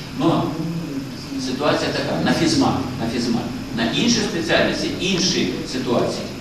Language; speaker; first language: Ukrainian; native; Ukrainian